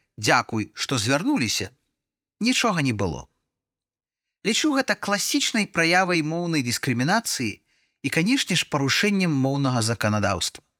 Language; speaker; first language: Belarusian; non-native, local second language; Russian